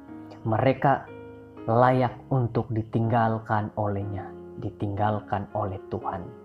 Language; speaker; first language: Indonesian; native; Indonesian